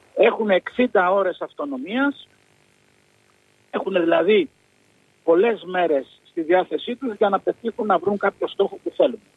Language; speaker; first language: Greek; native; Greek